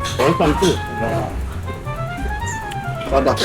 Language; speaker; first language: Korean; native; Korean